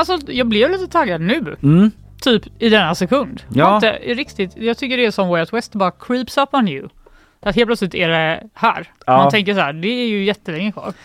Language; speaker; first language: Swedish; native; Swedish